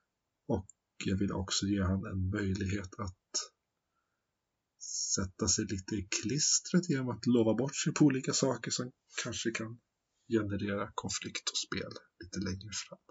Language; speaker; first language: Swedish; native; Swedish